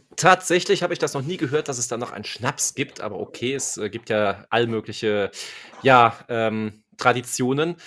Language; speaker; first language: German; native; German